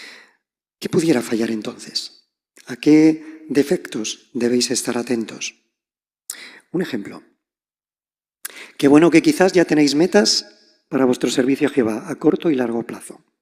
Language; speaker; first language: Spanish; native; Spanish